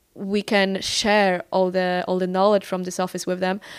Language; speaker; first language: English; non-native, fluent; Polish